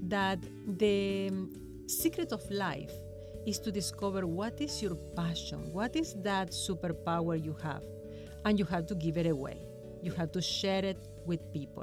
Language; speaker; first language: English; non-native, fluent; Spanish